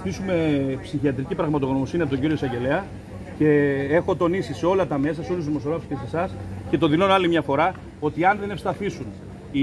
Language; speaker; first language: Greek; native; Greek